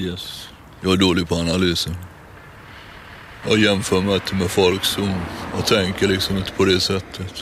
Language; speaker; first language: Swedish; native; Swedish